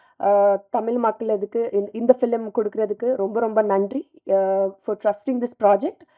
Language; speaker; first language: Tamil; non-native, fluent; Telugu